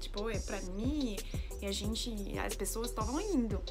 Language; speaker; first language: Portuguese; non-native, fluent; French